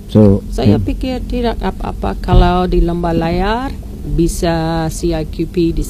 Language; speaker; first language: Indonesian; non-native, learner; English